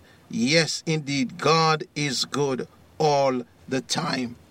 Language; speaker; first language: English; native; English